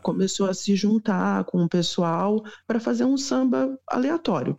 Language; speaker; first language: Portuguese; native; Portuguese